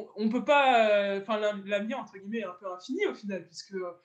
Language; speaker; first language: French; native; French